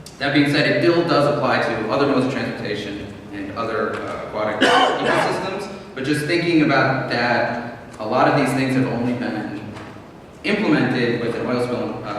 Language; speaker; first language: English; native; English